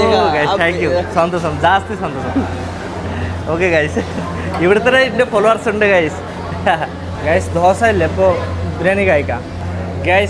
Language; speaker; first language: Malayalam; non-native, learner; Bangla